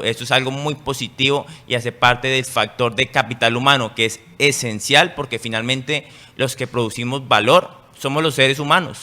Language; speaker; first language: Spanish; native; Spanish